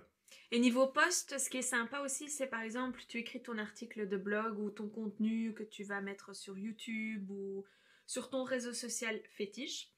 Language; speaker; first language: French; native; French